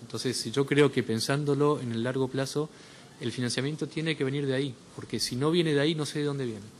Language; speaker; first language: Spanish; native; Spanish